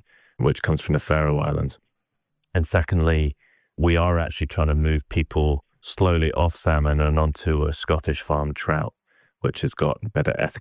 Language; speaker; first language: English; native; English